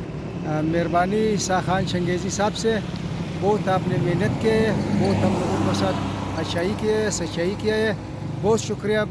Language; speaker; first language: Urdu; non-native, local second language; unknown